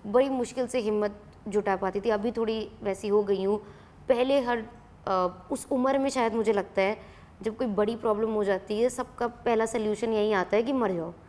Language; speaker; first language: Hindi; native; Hindi